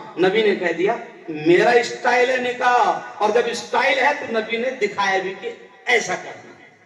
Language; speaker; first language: Urdu; native; Urdu